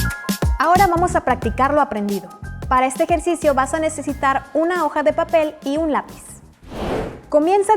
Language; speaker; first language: Spanish; native; Spanish